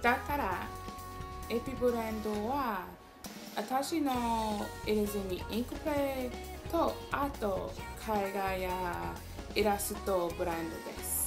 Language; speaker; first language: Japanese; non-native, learner; English